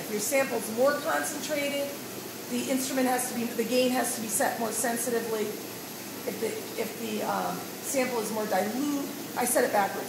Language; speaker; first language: English; native; English